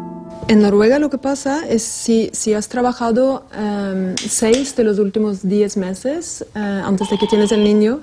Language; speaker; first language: Spanish; non-native, fluent; Norwegian